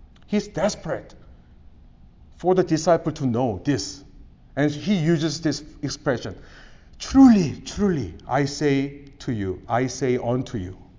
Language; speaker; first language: English; non-native, fluent; Korean